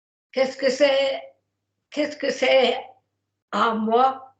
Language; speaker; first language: French; non-native, learner; English